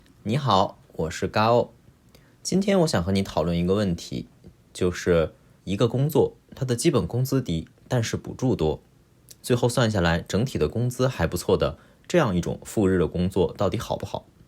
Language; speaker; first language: Chinese; native; Chinese